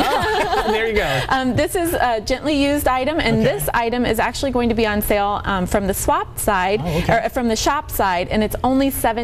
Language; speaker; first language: English; native; English